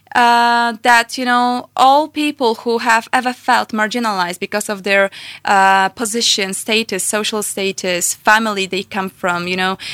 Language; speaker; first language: English; non-native, fluent; Polish